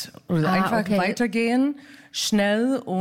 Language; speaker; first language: German; non-native, fluent; English